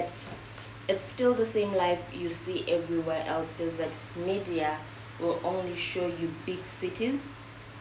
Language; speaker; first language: English; non-native, local second language; Southern Sotho